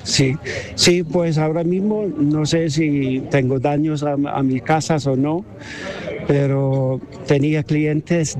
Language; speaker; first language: Spanish; non-native, fluent; English